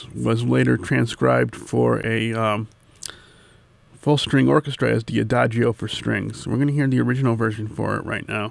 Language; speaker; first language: English; native; English